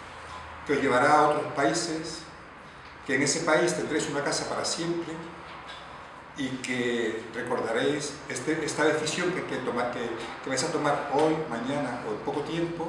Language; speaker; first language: Spanish; native; Spanish